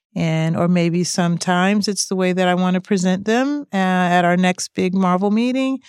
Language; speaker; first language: English; native; English